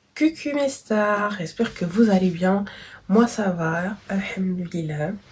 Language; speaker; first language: French; native; French